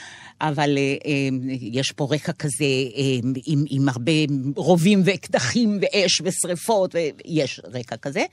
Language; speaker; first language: Hebrew; native; Hebrew